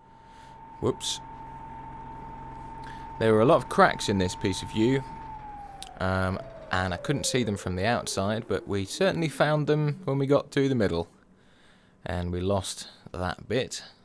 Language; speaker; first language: English; native; English